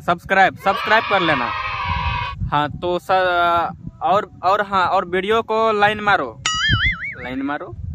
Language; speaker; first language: Hindi; non-native, local second language; Maithili